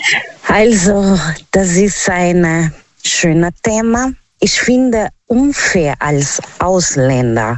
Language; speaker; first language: German; non-native, learner; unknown